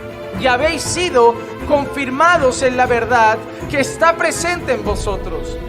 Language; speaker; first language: Spanish; native; Spanish